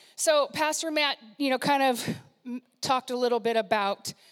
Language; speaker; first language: English; native; English